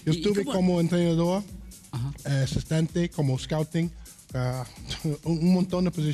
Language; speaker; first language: Spanish; non-native, learner; English